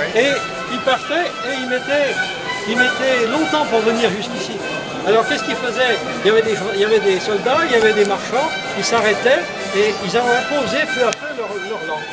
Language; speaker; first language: French; native; French